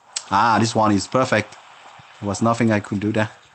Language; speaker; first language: English; non-native, fluent; French